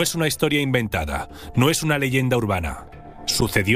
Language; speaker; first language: Spanish; native; Spanish